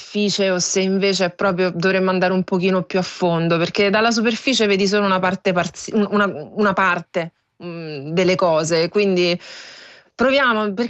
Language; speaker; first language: Italian; native; Italian